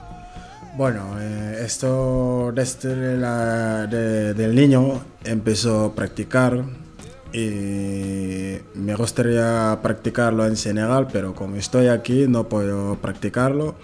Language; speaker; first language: Spanish; non-native, learner; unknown